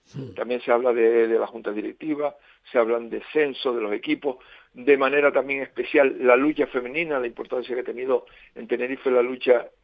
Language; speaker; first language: Spanish; native; Spanish